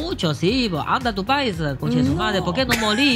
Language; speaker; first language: Spanish; non-native, learner; Chinese